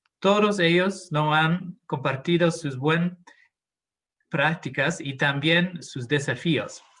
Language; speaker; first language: Spanish; non-native, fluent; English